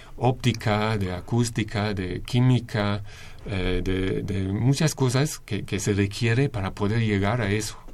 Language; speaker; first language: Spanish; non-native, fluent; English